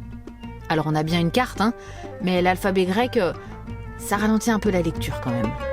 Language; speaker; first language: French; native; French